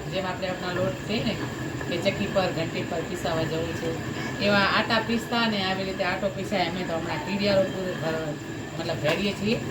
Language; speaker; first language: Gujarati; non-native, local second language; Kachhi